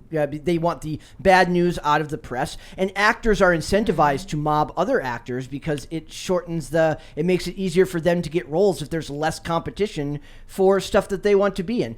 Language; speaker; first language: English; native; English